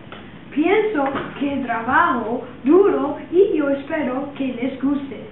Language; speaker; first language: Spanish; non-native, learner; English